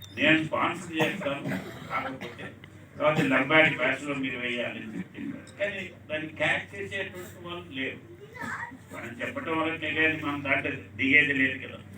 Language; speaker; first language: Telugu; native; Telugu